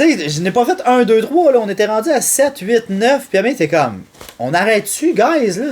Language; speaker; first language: French; native; French